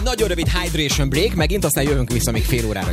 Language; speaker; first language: Hungarian; native; Hungarian